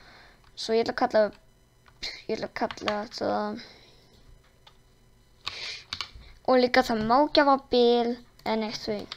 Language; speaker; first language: Icelandic; non-native, learner; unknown